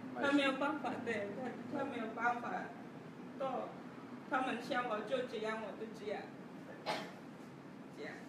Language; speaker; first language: Chinese; non-native, learner; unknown